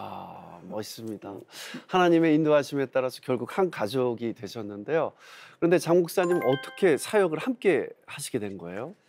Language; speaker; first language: Korean; native; Korean